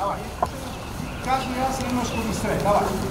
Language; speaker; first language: Russian; non-native, learner; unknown